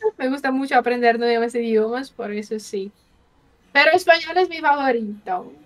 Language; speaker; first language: Spanish; non-native, fluent; Russian